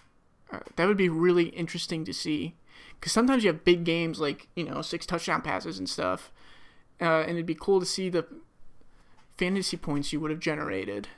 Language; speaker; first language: English; native; English